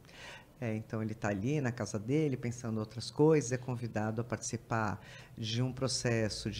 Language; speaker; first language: Portuguese; native; Portuguese